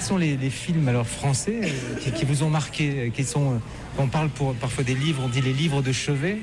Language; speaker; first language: French; native; French